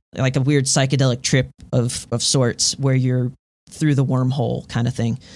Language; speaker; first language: English; native; English